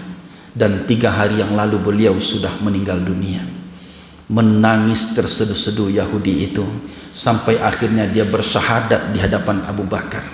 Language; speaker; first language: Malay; non-native, local second language; Minangkabau